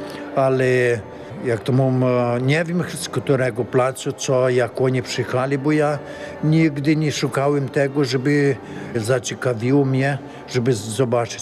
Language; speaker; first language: Polish; early bilingual, heritage; Polish